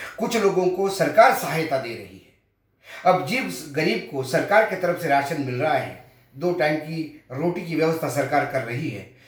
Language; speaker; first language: Hindi; non-native, local second language; Marathi